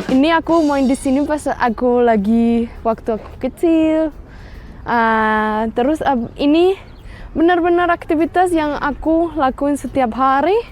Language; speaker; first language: Indonesian; non-native, fluent; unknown